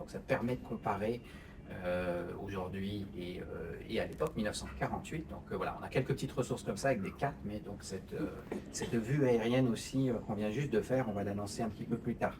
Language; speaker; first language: French; native; French